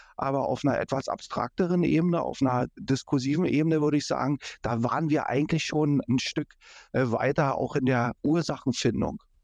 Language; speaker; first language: German; native; German